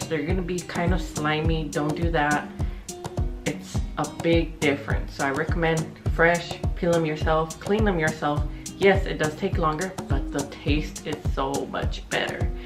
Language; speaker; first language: English; early bilingual, other home language; Spanish